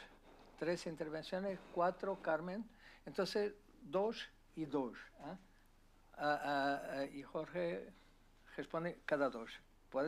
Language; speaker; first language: Spanish; non-native, fluent; Portuguese